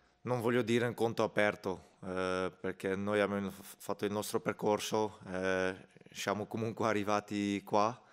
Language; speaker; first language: Italian; non-native, fluent; Dutch